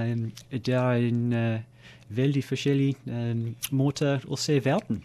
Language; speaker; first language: Norwegian; non-native, learner; English